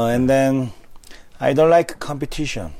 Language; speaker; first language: English; non-native, learner; Korean